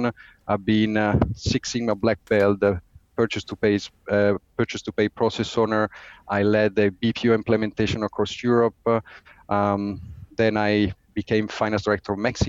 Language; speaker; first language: English; non-native, fluent; Italian